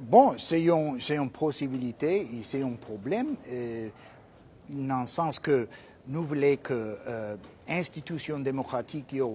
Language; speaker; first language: Haitian Creole; non-native, fluent; English